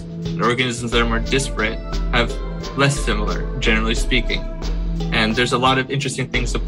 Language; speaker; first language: English; native; English